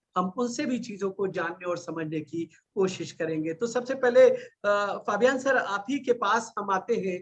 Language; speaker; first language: Hindi; native; Hindi